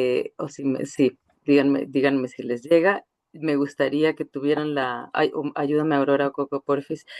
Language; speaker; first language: Spanish; native; Spanish